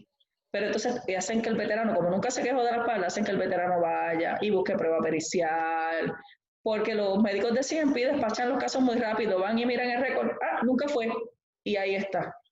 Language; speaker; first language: Spanish; native; Spanish